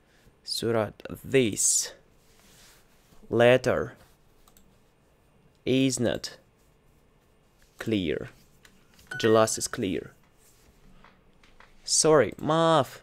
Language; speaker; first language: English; non-native, learner; Russian